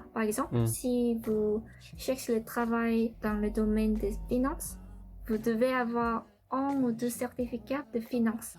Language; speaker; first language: French; non-native, learner; Korean